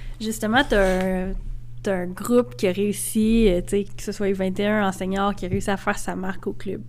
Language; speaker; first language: French; native; French